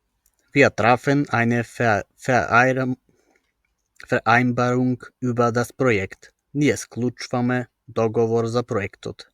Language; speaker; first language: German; non-native, fluent; Macedonian